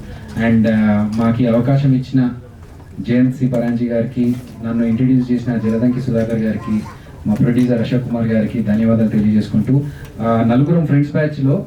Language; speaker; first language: Telugu; native; Telugu